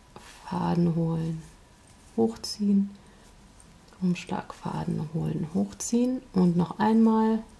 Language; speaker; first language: German; native; German